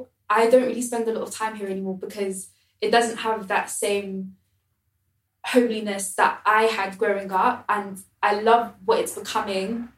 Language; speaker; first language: English; native; English